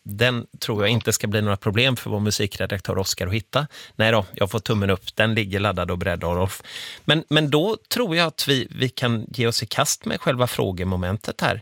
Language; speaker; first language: Swedish; native; Swedish